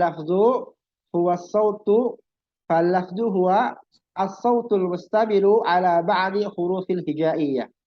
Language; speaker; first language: Arabic; non-native, fluent; Indonesian